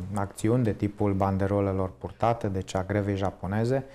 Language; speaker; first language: Romanian; native; Romanian